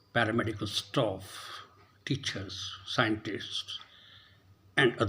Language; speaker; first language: English; non-native, local second language; Urdu